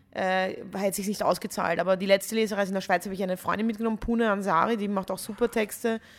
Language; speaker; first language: German; native; German